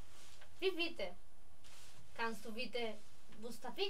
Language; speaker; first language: German; non-native, learner; Spanish